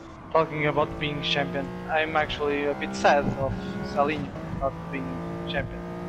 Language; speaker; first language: English; non-native, fluent; Portuguese